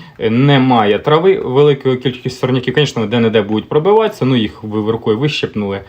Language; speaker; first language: Ukrainian; native; Ukrainian